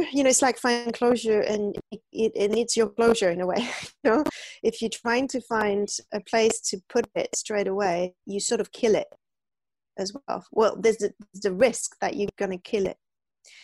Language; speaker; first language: English; non-native, fluent; French